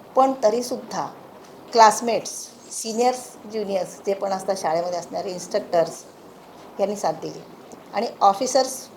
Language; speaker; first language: Marathi; native; Marathi